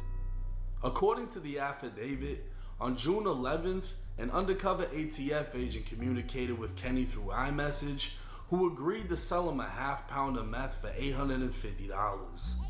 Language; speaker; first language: English; native; English